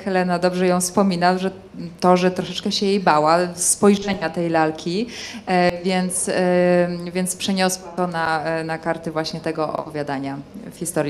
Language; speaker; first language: Polish; native; Polish